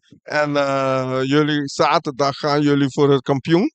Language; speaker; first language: Dutch; non-native, local second language; Papiamento